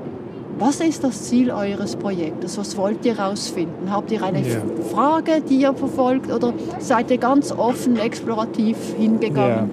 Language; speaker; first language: German; native; German